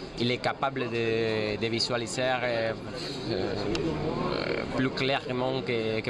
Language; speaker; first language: French; non-native, fluent; Spanish